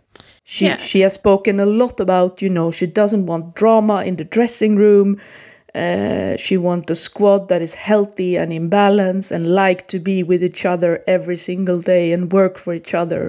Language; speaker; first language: English; non-native, fluent; Swedish